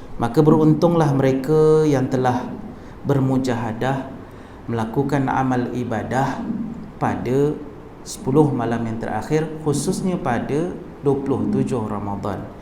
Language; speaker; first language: Malay; native; Malay